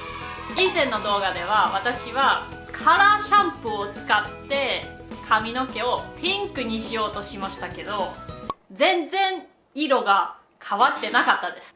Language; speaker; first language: Japanese; non-native, fluent; German